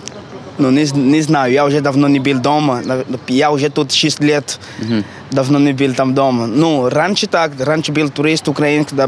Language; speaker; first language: Russian; non-native, learner; Portuguese